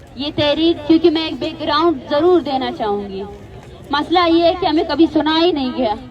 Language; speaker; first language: Urdu; non-native, local second language; Baluchi